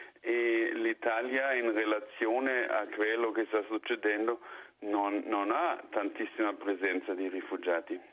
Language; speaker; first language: Italian; non-native, fluent; German